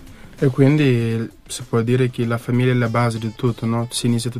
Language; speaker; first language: Italian; non-native, fluent; Kabuverdianu